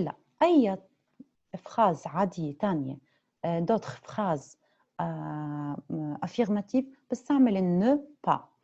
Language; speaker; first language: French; non-native, fluent; Arabic